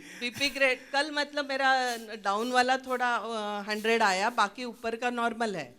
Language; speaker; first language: Hindi; non-native, local second language; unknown